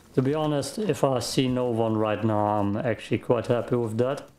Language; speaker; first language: English; non-native, fluent; German